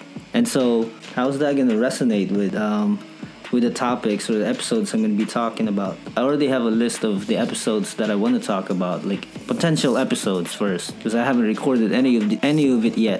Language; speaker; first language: English; non-native, local second language; Filipino